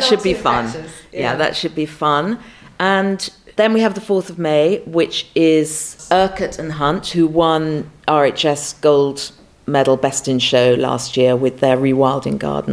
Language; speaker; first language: English; native; English